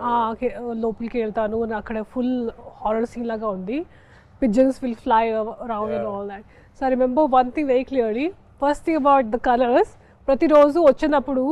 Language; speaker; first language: Telugu; non-native, fluent; Hindi